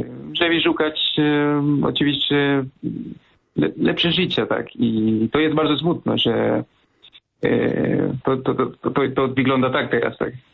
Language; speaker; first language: Polish; non-native, fluent; Spanish